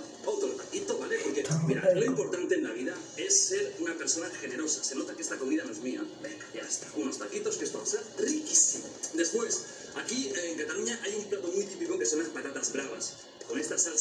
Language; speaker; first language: Spanish; native; Spanish